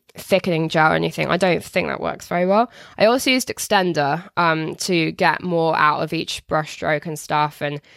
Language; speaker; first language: English; native; English